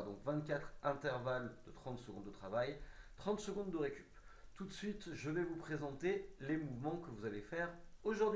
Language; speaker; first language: French; native; French